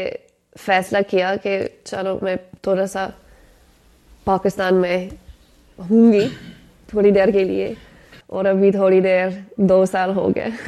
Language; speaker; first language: Hindi; non-native, learner; English